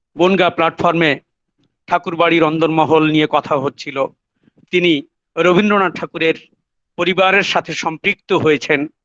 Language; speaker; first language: Bangla; native; Bangla